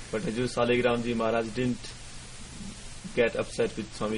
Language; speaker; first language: English; non-native, local second language; Punjabi